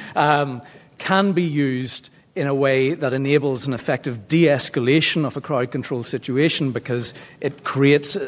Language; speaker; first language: English; native; English